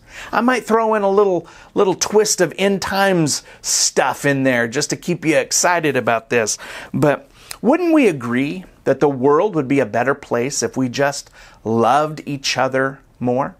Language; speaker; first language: English; native; English